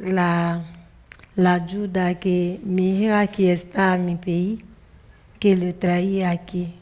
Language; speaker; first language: Spanish; non-native, learner; French